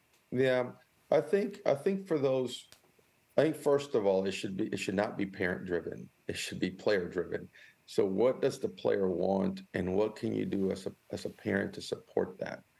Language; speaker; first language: English; early bilingual, other home language; Spanish